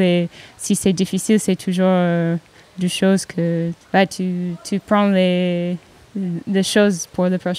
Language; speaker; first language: French; non-native, fluent; English